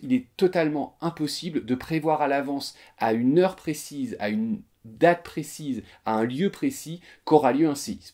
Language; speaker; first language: French; native; French